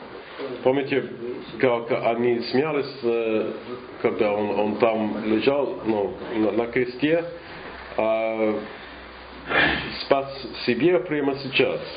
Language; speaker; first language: Russian; non-native, fluent; English